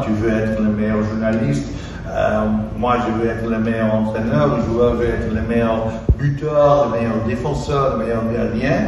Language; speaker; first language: French; non-native, fluent; Dutch